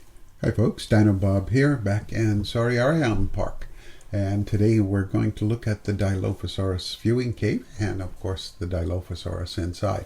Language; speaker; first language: English; native; English